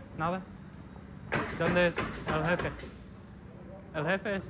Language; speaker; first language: Spanish; non-native, learner; English